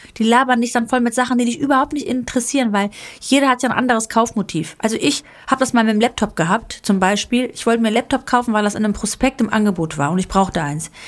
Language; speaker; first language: German; early bilingual, other home language; Greek